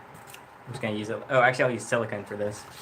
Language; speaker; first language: English; native; English